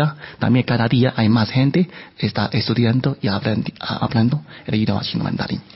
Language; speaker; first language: Spanish; non-native, learner; Chinese